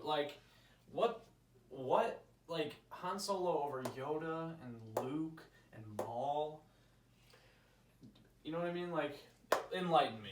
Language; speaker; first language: English; native; English